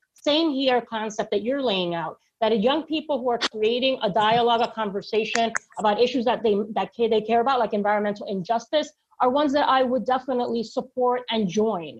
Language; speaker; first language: English; non-native, local second language; Spanish